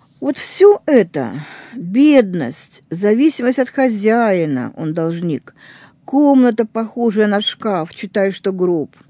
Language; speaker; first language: Russian; native; Russian